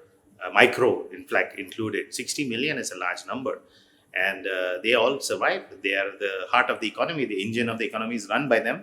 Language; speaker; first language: English; non-native, fluent; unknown